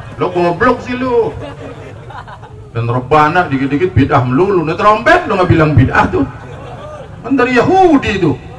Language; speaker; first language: Indonesian; native; Indonesian